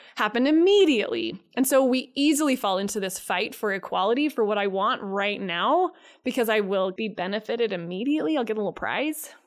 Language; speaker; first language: English; native; English